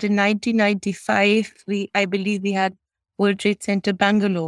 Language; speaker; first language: English; non-native, local second language; Kashmiri